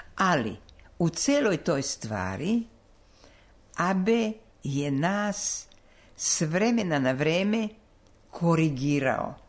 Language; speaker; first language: Serbian; non-native, local second language; Slovak